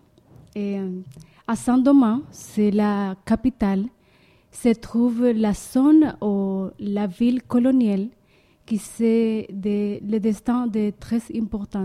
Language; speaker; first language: French; non-native, learner; Spanish